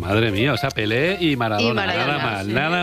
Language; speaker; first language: Spanish; native; Spanish